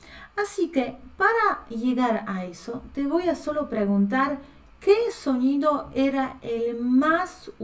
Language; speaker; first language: Spanish; non-native, fluent; Polish